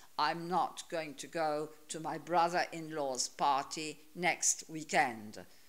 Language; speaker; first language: English; non-native, fluent; Italian